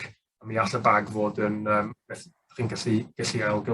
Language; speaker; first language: Welsh; native; Welsh